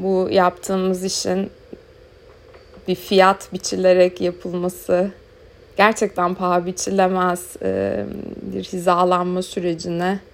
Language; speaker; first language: Turkish; native; Turkish